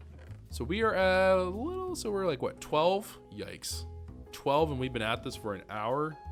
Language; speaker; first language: English; native; English